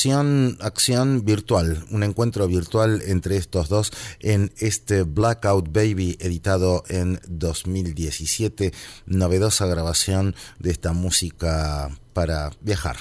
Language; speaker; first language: Spanish; native; Spanish